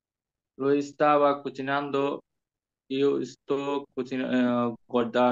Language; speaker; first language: Italian; non-native, learner; Bangla